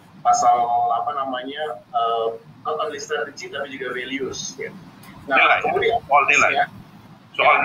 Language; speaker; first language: Indonesian; native; Indonesian